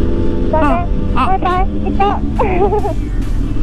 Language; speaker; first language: Japanese; native; Japanese